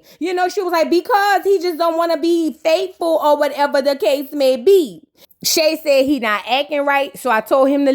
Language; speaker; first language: English; native; English